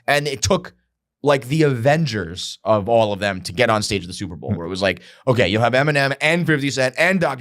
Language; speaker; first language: English; native; English